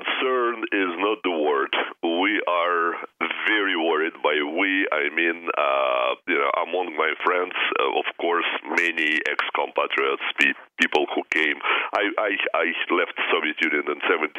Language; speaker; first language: English; non-native, fluent; Russian